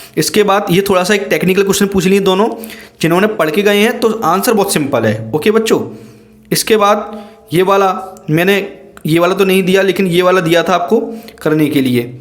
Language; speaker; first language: Hindi; native; Hindi